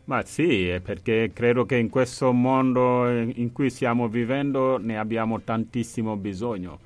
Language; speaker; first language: Italian; non-native, fluent; Wolof